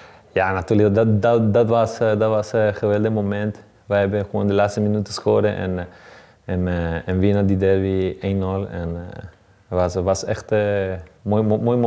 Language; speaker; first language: Dutch; non-native, learner; Spanish